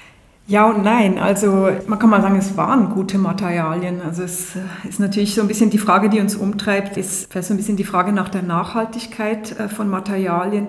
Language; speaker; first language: German; native; German